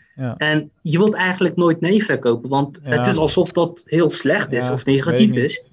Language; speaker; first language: Dutch; early bilingual, other home language; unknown